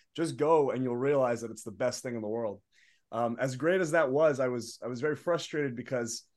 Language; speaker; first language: English; early bilingual, other home language; Arabic